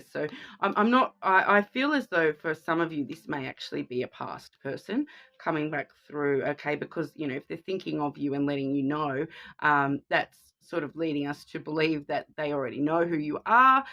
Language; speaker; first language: English; native; English